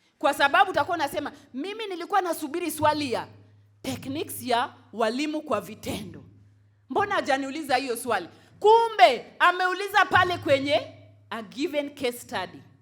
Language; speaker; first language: Swahili; non-native, local second language; Luo (Kenya and Tanzania)